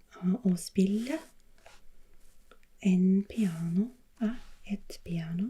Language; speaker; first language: Norwegian; non-native, learner; German